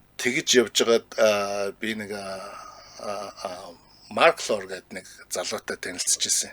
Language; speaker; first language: Mongolian; native; Mongolian